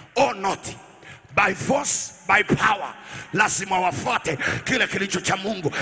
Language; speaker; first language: English; non-native, local second language; Swahili